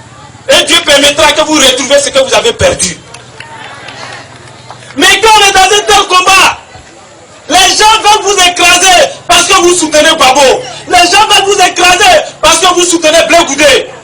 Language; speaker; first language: French; non-native, local second language; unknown